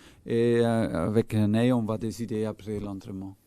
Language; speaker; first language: French; non-native, fluent; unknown